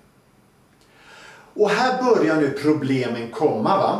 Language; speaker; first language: Swedish; native; Swedish